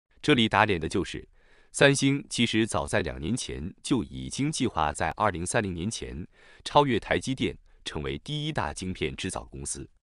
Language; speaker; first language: Chinese; native; Chinese